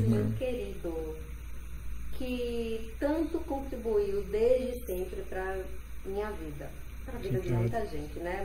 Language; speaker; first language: Portuguese; native; Portuguese